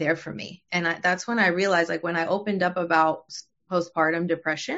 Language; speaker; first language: English; early bilingual, other home language; French